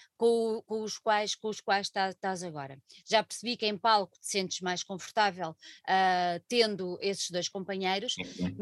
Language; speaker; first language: Portuguese; native; Portuguese